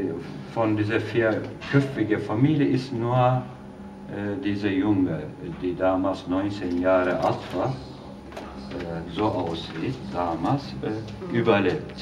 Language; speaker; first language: German; non-native, fluent; Turkish